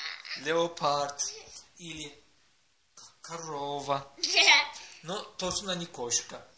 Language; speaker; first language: Russian; non-native, learner; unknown